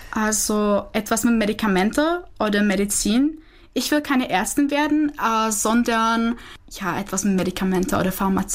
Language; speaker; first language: German; non-native, fluent; Czech